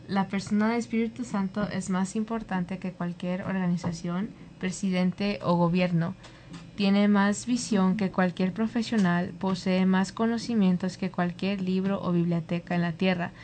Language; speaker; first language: Spanish; early bilingual, heritage; Spanish